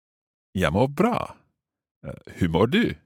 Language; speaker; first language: Swedish; non-native, learner; English